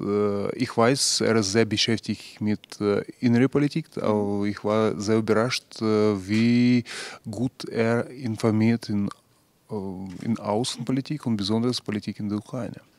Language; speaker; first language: German; non-native, fluent; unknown